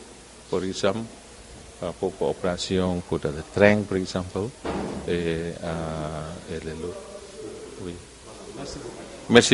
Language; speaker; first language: French; non-native, learner; Indonesian